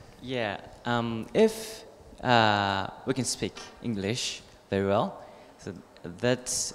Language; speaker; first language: English; non-native, learner; Japanese